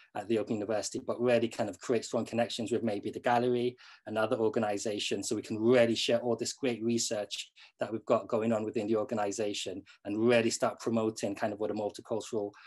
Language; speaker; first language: English; native; English